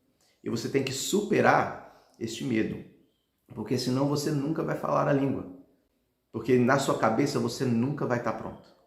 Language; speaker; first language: Portuguese; early bilingual, heritage; Portuguese